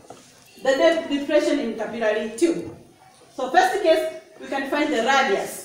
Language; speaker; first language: English; non-native, local second language; Swahili